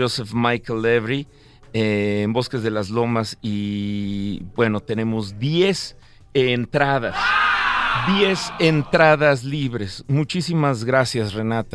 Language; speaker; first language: Spanish; native; Spanish